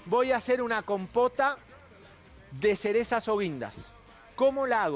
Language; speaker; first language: Spanish; native; Spanish